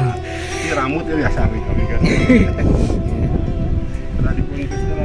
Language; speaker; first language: Indonesian; non-native, local second language; Sundanese